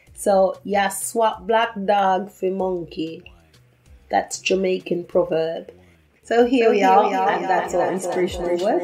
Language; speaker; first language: English; native; English